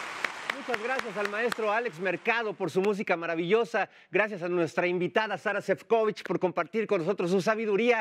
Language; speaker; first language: Spanish; native; Spanish